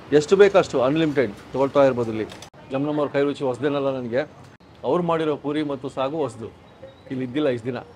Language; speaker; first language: Kannada; native; Kannada